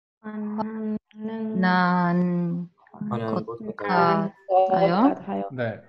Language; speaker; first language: Korean; non-native, learner; Spanish